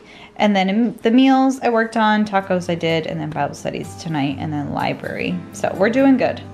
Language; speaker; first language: English; native; English